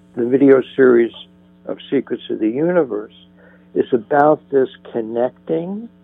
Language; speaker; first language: English; native; English